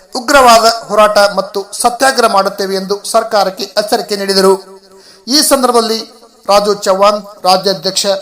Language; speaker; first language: Kannada; native; Kannada